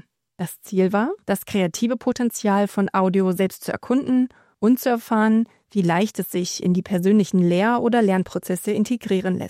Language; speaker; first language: German; native; German